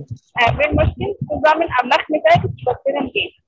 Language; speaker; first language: German; non-native, learner; Arabic